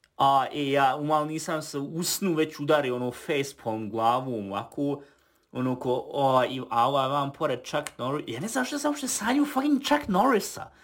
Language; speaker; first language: Bosnian; early bilingual, heritage; Bosnian